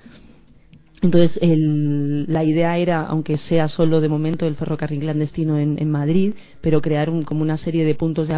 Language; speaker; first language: Spanish; native; Spanish